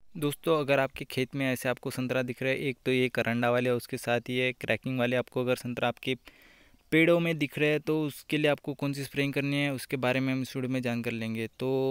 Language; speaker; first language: Hindi; non-native, local second language; Marathi